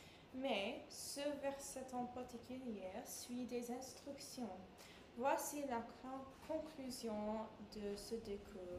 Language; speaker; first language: French; non-native, fluent; English